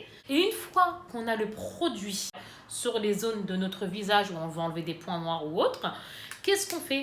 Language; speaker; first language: French; native; French